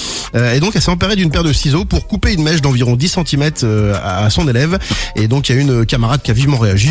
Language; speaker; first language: French; native; French